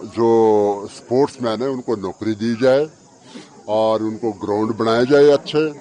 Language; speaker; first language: Hindi; native; Hindi